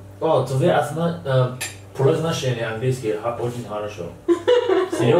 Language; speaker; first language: Russian; non-native, learner; Chinese